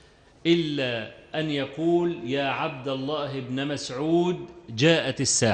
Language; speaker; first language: Arabic; native; Arabic